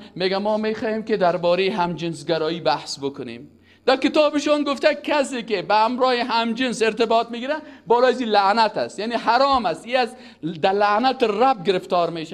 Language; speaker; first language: Persian; native; Persian